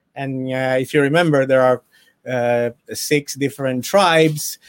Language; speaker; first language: English; non-native, fluent; Italian